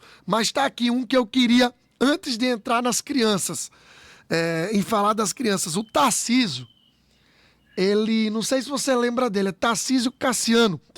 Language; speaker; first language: Portuguese; native; Portuguese